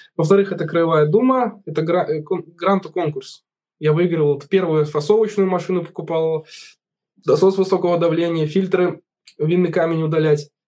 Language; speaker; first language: Russian; native; Russian